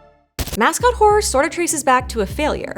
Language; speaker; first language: English; native; English